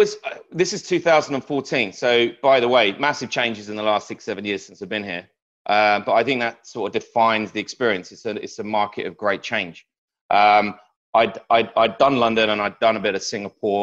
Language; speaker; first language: English; native; English